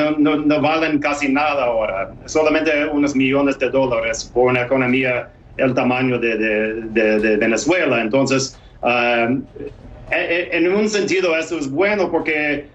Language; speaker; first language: Spanish; non-native, fluent; English